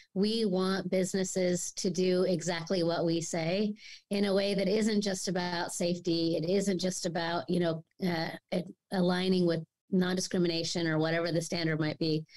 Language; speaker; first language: English; native; English